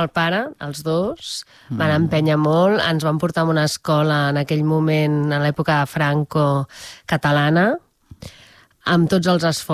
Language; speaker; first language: Catalan; native; Catalan